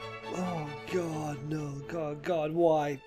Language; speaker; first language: English; native; English